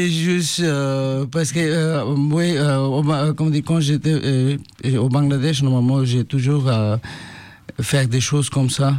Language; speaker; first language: French; non-native, learner; Bangla